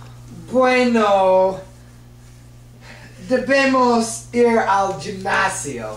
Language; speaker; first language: Spanish; non-native, learner; English